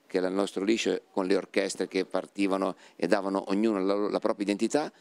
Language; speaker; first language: Italian; native; Italian